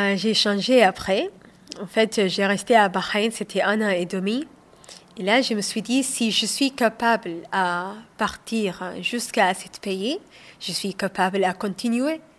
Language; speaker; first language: French; non-native, learner; Somali